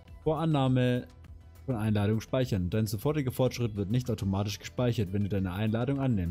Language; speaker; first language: German; native; German